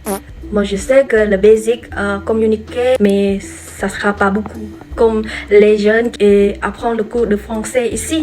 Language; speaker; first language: French; non-native, learner; Khmer